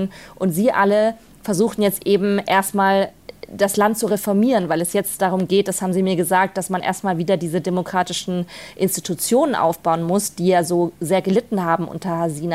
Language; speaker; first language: German; native; German